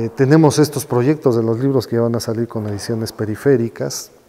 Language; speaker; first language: Spanish; native; Spanish